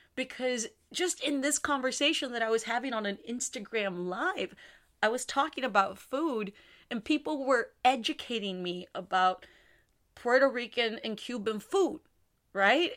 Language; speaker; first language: English; native; English